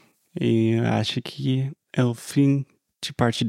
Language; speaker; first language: Portuguese; non-native, fluent; English